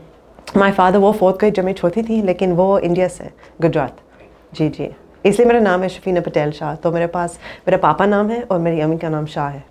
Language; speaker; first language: Hindi; early bilingual, heritage; English